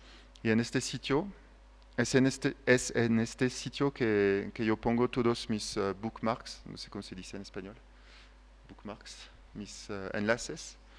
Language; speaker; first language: Spanish; non-native, fluent; French